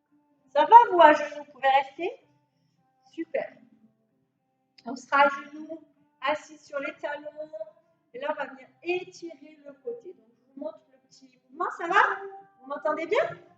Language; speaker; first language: French; native; French